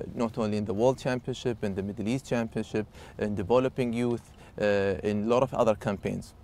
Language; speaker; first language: English; non-native, fluent; Arabic